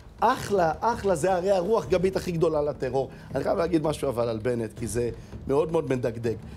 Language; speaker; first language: Hebrew; native; Hebrew